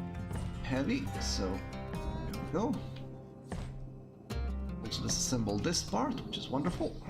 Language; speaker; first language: English; native; English